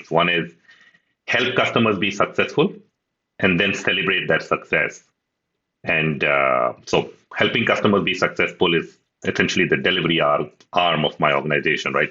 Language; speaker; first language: English; non-native, local second language; Hindi